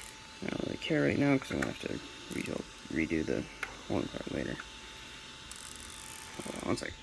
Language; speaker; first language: English; native; English